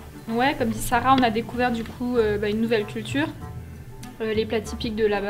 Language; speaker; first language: French; native; French